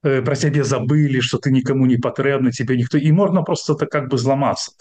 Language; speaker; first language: Russian; non-native, local second language; Belarusian